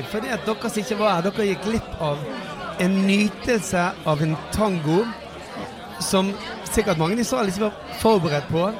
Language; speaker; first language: Norwegian; native; Norwegian